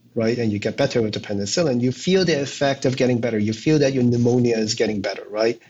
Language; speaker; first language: English; non-native, local second language; Cantonese